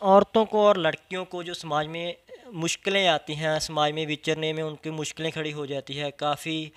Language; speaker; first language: Hindi; non-native, local second language; Punjabi